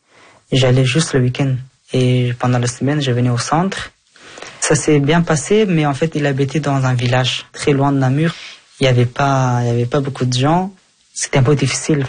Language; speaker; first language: French; non-native, fluent; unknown